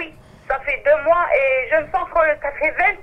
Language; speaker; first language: French; non-native, fluent; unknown